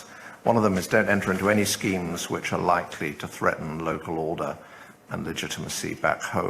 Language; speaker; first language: English; native; English